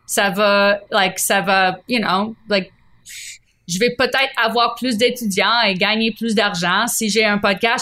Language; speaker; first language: French; non-native, fluent; English